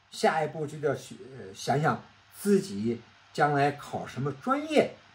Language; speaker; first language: Chinese; native; Chinese